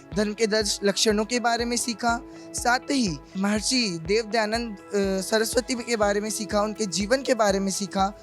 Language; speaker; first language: Hindi; native; Hindi